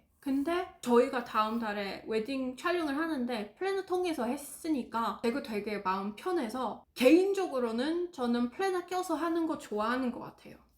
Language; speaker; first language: Korean; non-native, fluent; English